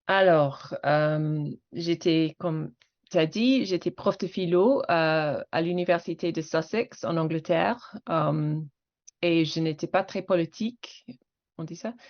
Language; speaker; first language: French; non-native, fluent; English